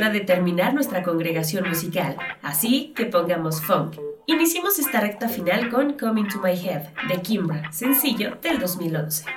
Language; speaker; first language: Spanish; native; Spanish